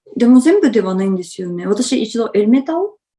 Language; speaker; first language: Japanese; non-native, fluent; Russian